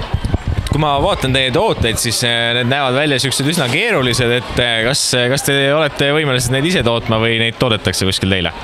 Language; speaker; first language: Estonian; native; Estonian